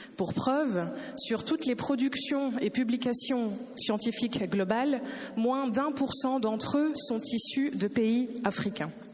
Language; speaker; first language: French; early bilingual, other home language; Lingala